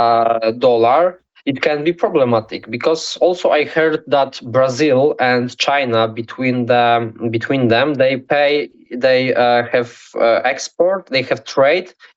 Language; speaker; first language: English; non-native, learner; Polish